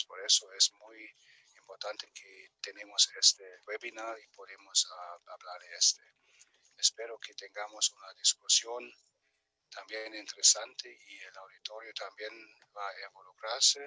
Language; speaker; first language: Spanish; non-native, fluent; German